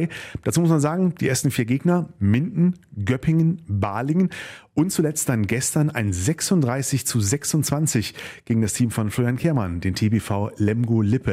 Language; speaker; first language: German; native; German